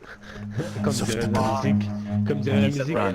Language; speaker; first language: French; native; French